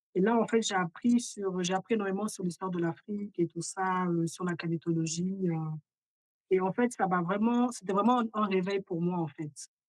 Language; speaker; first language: French; early bilingual, other home language; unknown